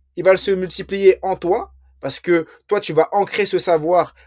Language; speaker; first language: French; early bilingual, other home language; Riffian